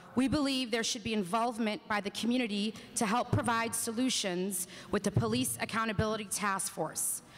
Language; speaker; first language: English; native; English